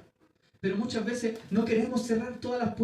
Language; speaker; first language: Spanish; native; Spanish